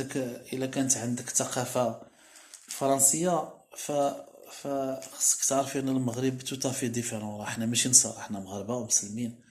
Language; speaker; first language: Arabic; native; Arabic